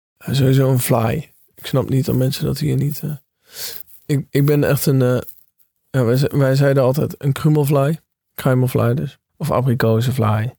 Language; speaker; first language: Dutch; native; Dutch